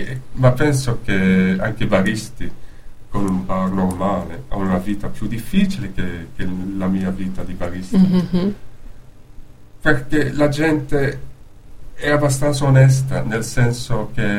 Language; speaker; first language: Italian; non-native, fluent; Dutch